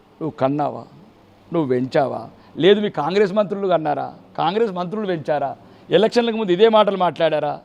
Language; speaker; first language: Telugu; native; Telugu